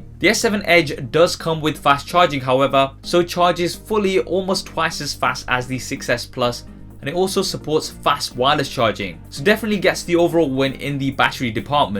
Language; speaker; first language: English; native; English